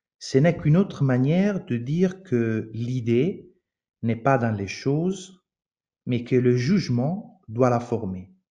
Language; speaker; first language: French; non-native, fluent; Italian